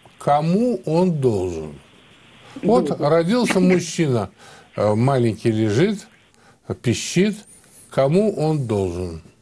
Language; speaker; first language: Russian; native; Russian